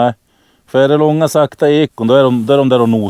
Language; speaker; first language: Swedish; native; Swedish